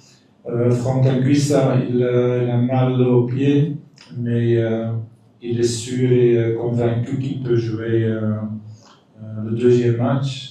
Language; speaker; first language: French; non-native, local second language; Dutch